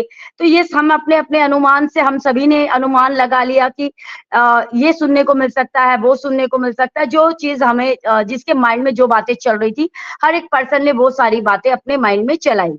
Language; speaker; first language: Hindi; native; Hindi